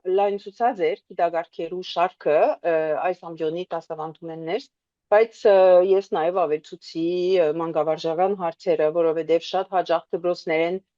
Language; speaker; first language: Armenian; early bilingual, heritage; Armenian